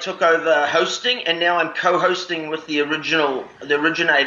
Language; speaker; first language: English; native; English